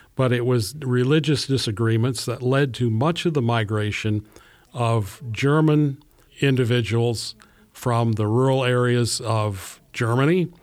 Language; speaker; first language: English; native; English